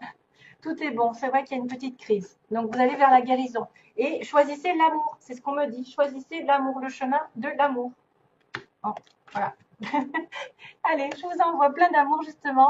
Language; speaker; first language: French; native; French